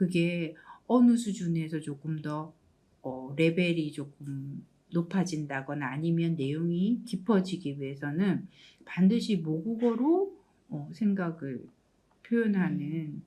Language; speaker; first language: Korean; native; Korean